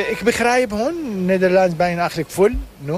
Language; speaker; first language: Dutch; non-native, learner; Arabic